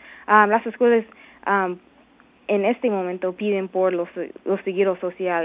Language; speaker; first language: Spanish; non-native, learner; English